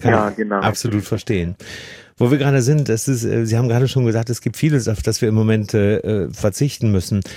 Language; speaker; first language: German; native; German